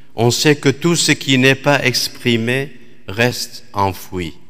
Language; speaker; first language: French; non-native, fluent; Aramaic